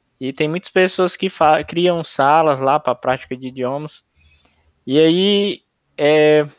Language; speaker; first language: Portuguese; native; Portuguese